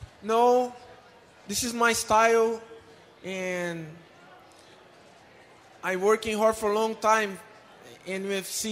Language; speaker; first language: English; non-native, learner; Portuguese